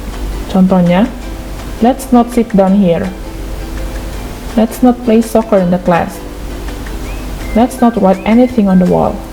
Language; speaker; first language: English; non-native, fluent; Indonesian